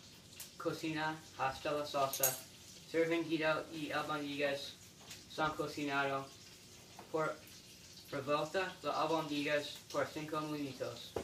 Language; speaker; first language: Spanish; non-native, learner; English